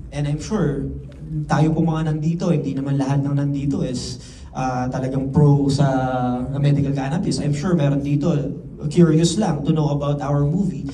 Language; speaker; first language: Filipino; native; Filipino